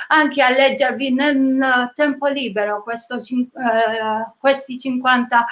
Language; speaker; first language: Italian; native; Italian